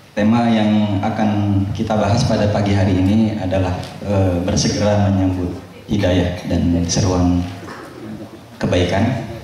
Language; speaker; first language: Indonesian; native; Indonesian